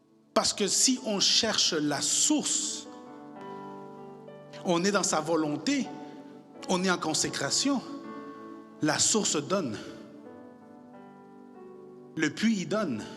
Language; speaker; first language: French; non-native, fluent; Spanish